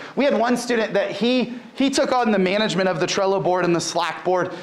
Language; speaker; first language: English; native; English